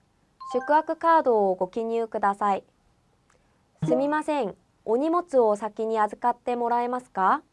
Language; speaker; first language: Japanese; non-native, fluent; Korean